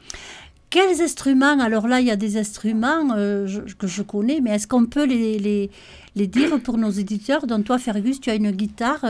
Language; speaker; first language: French; native; French